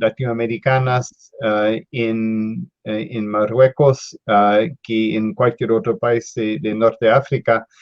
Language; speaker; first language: Spanish; non-native, fluent; English